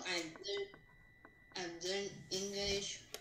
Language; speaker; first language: English; non-native, learner; Chinese